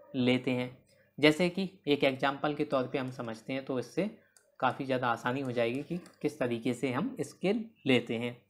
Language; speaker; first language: Hindi; native; Hindi